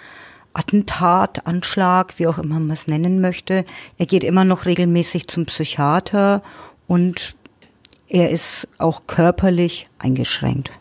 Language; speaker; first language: German; native; German